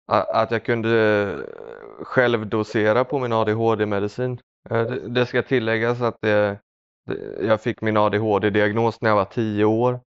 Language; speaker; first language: Swedish; early bilingual, other home language; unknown